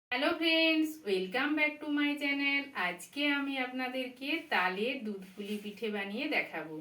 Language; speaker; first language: Bangla; native; Bangla